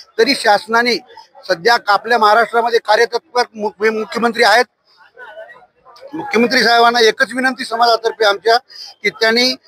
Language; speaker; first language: Marathi; non-native, local second language; Lambadi